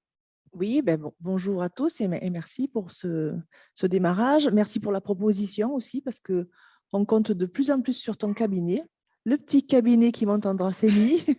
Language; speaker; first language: French; native; French